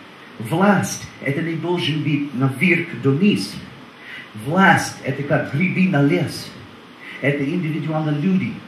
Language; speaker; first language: Russian; non-native, learner; English